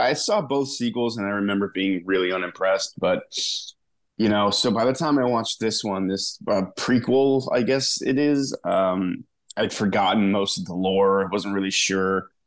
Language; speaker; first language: English; native; English